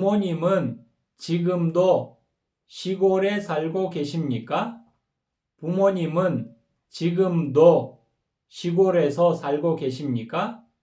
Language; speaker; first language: Korean; non-native, fluent; Kyrgyz